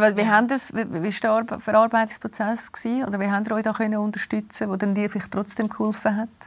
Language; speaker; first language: German; native; German